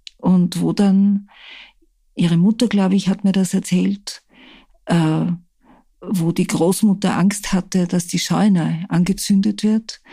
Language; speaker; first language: German; native; German